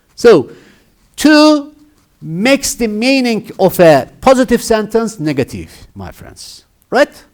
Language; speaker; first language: English; non-native, fluent; Turkish